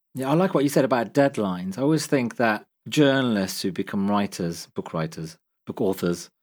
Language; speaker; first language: English; native; English